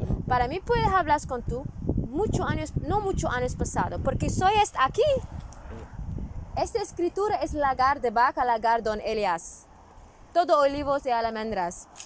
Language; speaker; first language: Spanish; non-native, learner; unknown